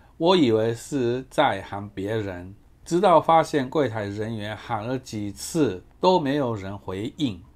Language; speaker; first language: Chinese; non-native, fluent; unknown